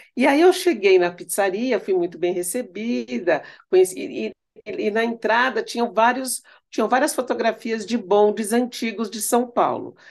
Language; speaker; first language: Portuguese; early bilingual, other home language; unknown